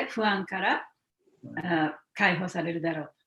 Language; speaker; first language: Japanese; native; Japanese